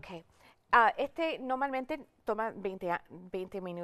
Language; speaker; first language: Spanish; early bilingual, heritage; English